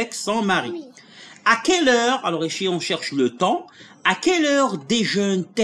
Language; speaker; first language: French; non-native, local second language; Arabic